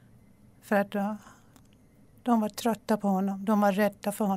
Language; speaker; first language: Swedish; non-native, local second language; Persian